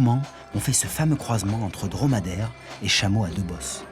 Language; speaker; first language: French; native; French